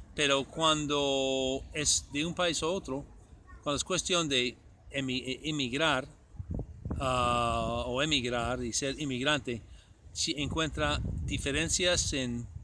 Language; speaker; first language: Spanish; non-native, fluent; English